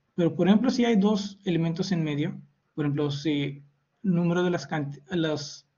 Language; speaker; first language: Spanish; non-native, fluent; Hindi